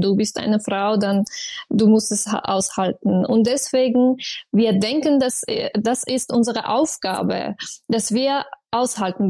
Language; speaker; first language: German; non-native, fluent; Persian